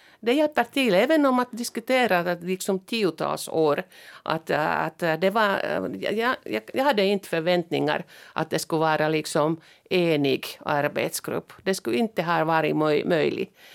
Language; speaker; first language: Swedish; non-native, local second language; Finnish